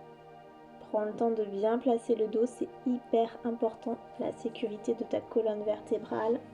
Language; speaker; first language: French; native; French